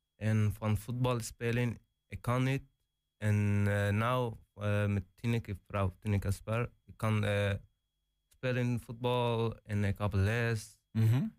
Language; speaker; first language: Dutch; non-native, learner; Persian